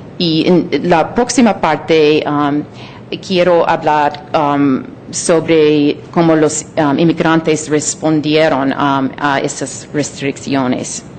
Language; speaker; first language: Spanish; non-native, fluent; English